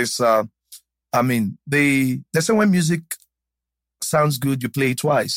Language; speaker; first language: English; non-native, local second language; Yoruba